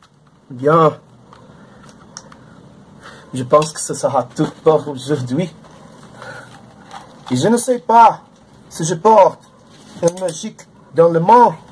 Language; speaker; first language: French; non-native, learner; Portuguese